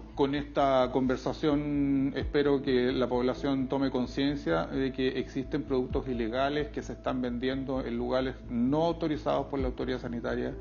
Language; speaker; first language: Spanish; native; Spanish